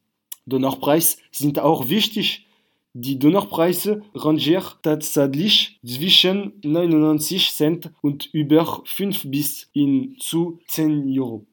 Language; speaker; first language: German; non-native, learner; French